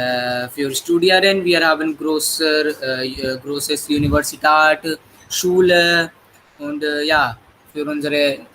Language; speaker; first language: German; non-native, learner; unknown